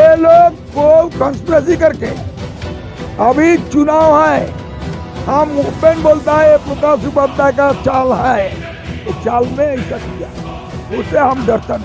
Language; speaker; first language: Hindi; non-native, local second language; Bangla